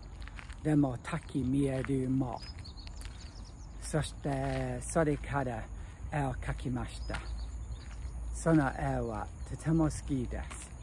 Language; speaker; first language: Japanese; non-native, learner; English